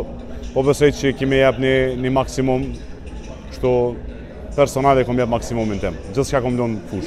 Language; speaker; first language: Albanian; native; Albanian